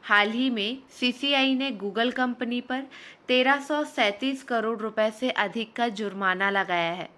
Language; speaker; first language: Hindi; native; Hindi